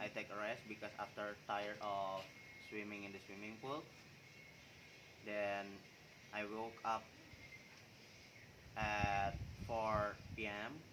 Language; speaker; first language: English; non-native, learner; Indonesian